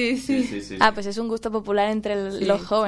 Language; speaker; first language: Spanish; native; Spanish